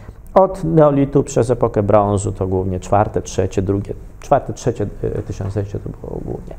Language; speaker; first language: Polish; native; Polish